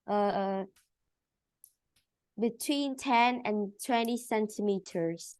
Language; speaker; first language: English; non-native, learner; Vietnamese